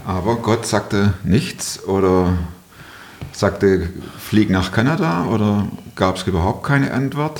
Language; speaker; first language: German; native; German